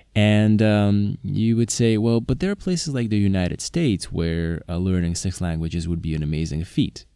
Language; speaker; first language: English; non-native, fluent; Slovak